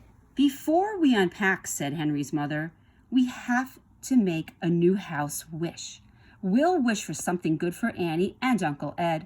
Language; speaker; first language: English; native; English